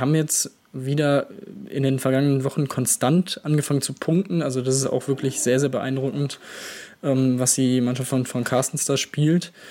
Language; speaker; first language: German; native; German